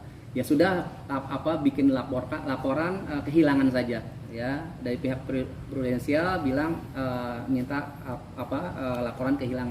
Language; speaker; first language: Indonesian; native; Indonesian